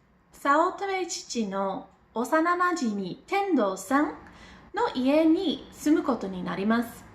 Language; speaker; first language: Japanese; non-native, learner; English